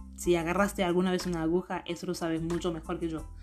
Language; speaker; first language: Spanish; non-native, fluent; Haitian Creole